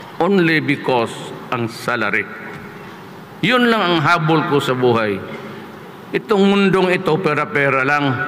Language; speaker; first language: Filipino; non-native, local second language; Cebuano